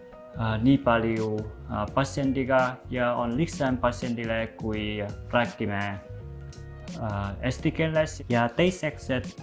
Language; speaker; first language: Estonian; non-native, fluent; Vietnamese